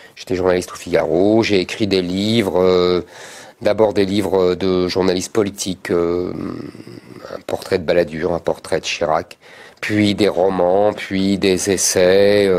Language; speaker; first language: French; native; French